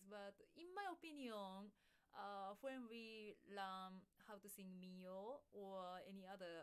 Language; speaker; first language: English; non-native, fluent; Japanese